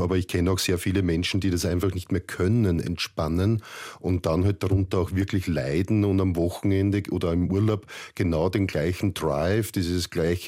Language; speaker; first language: German; native; German